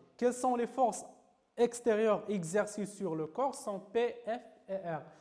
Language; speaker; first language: French; non-native, local second language; Arabic